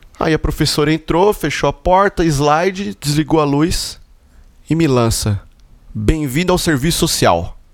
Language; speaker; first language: Portuguese; native; Portuguese